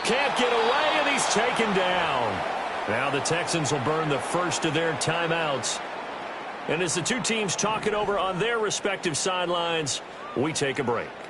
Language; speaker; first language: English; native; English